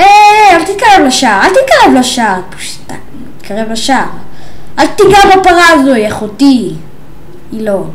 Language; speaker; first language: Hebrew; native; Hebrew